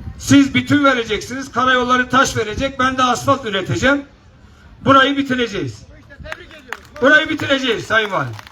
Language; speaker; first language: Turkish; non-native, local second language; Kurdish